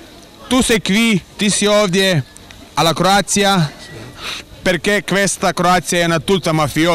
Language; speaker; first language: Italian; non-native, learner; Croatian